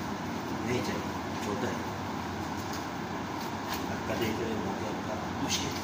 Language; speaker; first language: Hindi; non-native, learner; Filipino